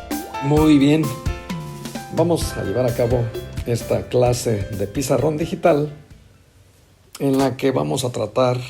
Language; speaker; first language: Spanish; native; Spanish